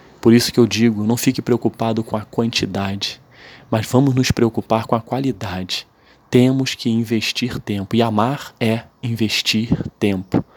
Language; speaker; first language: Portuguese; native; Portuguese